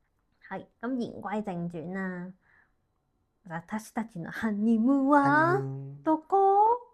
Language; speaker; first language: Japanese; non-native, fluent; Cantonese